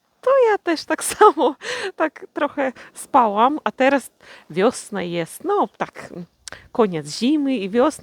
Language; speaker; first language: Polish; early bilingual, heritage; Polish